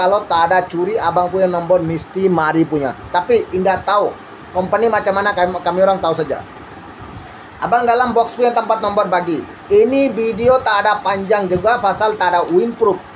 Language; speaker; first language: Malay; non-native, learner; Bangla